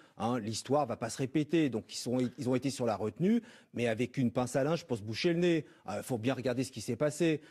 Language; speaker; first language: French; native; French